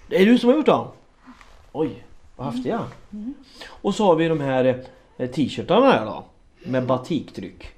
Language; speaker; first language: Swedish; native; Swedish